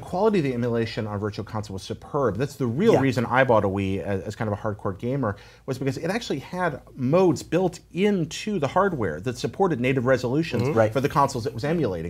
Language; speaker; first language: English; native; English